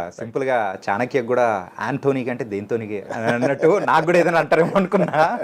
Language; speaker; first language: Telugu; native; Telugu